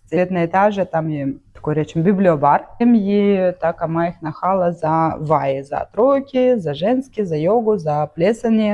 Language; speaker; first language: Slovenian; non-native, fluent; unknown